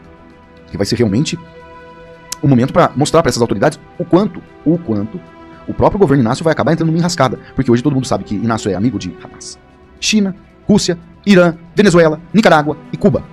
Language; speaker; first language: Portuguese; native; Portuguese